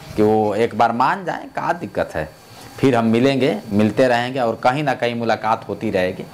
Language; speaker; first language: Hindi; native; Hindi